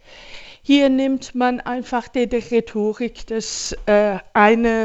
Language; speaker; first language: German; non-native, fluent; Persian